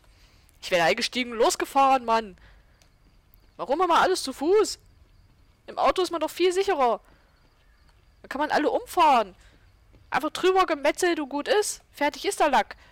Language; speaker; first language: German; native; German